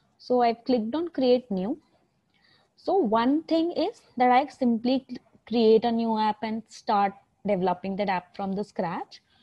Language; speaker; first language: English; non-native, local second language; Hindi